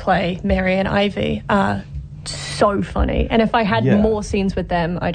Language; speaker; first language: English; native; English